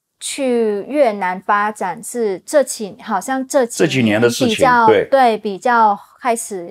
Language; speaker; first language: Chinese; non-native, fluent; Vietnamese